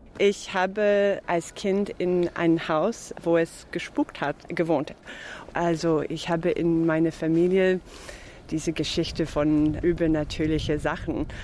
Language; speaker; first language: German; non-native, fluent; English